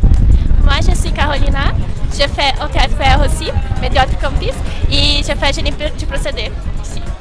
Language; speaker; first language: French; non-native, learner; Portuguese